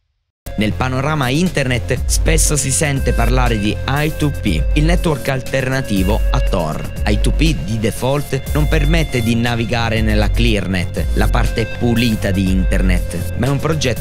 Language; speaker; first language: Italian; native; Italian